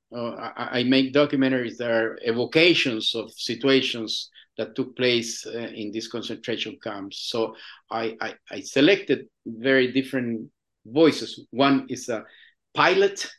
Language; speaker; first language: English; non-native, fluent; Spanish